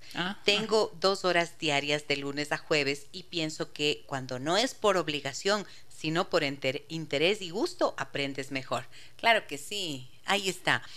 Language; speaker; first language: Spanish; native; Spanish